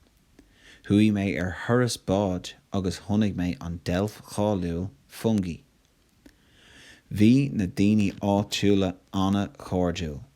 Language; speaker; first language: Irish; non-native, local second language; English